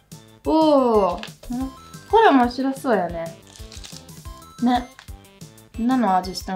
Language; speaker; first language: Japanese; non-native, fluent; Italian